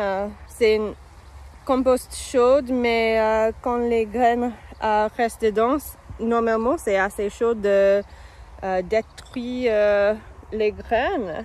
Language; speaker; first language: French; non-native, fluent; English